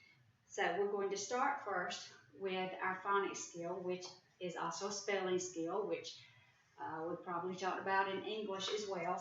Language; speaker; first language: English; native; English